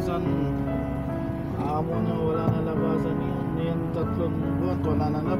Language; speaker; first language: Filipino; non-native, learner; Arabic